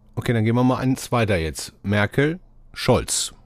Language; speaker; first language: German; native; German